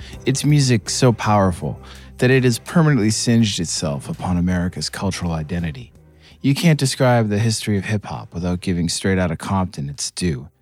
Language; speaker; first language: English; native; English